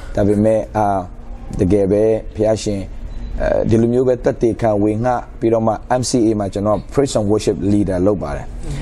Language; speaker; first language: Burmese; native; Burmese